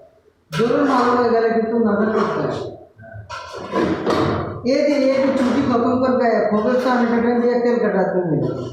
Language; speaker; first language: Hindi; non-native, learner; Bangla